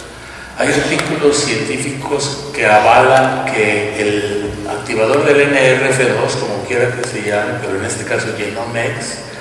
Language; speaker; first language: Spanish; native; Spanish